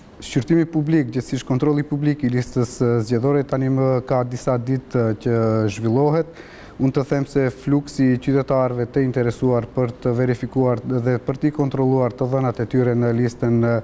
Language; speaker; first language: Albanian; native; Albanian